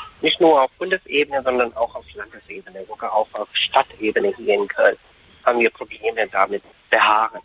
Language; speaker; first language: German; non-native, fluent; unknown